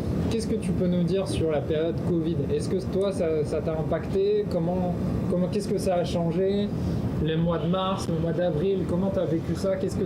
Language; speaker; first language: French; native; French